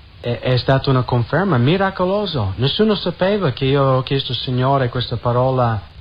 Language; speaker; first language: Italian; non-native, fluent; English